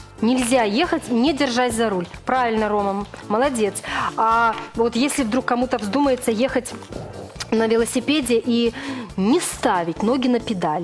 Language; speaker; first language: Russian; native; Russian